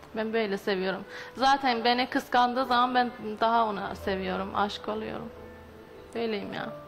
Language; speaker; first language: Turkish; non-native, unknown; Azerbaijani